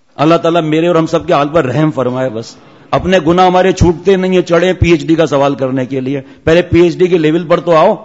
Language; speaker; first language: Urdu; non-native, local second language; Memoni